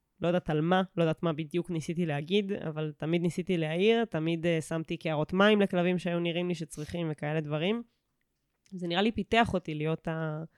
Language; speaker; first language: Hebrew; native; Hebrew